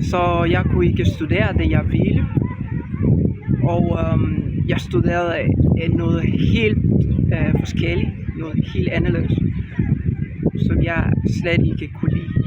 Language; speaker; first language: Danish; non-native, learner; Spanish